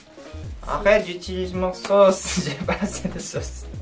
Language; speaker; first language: French; non-native, learner; Korean